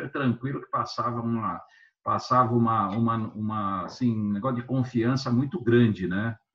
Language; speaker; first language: Portuguese; native; Portuguese